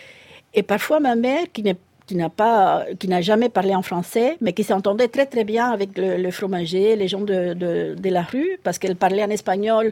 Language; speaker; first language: French; non-native, fluent; Spanish